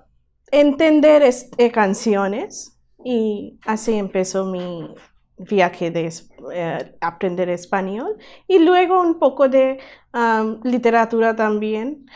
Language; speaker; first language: Spanish; non-native, learner; Bangla